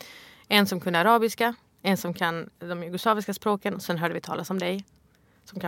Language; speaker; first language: Swedish; early bilingual, other home language; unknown